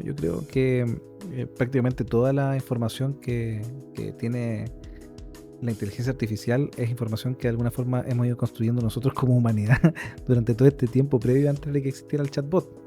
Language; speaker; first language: Spanish; native; Spanish